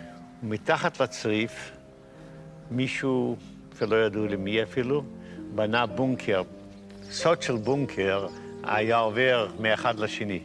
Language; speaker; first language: Hebrew; non-native, fluent; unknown